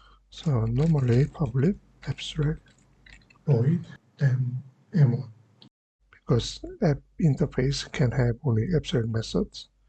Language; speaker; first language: English; non-native, fluent; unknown